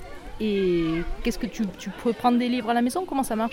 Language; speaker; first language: French; native; French